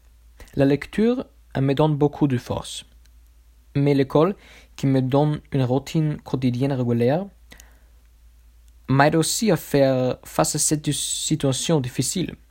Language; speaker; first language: French; non-native, learner; German